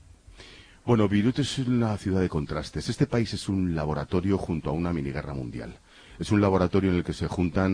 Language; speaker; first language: Spanish; native; Spanish